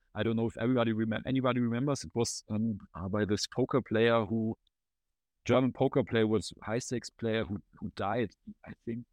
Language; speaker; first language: English; non-native, fluent; German